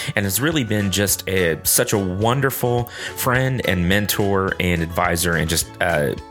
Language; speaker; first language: English; native; English